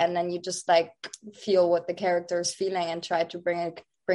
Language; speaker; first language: English; non-native, fluent; Dutch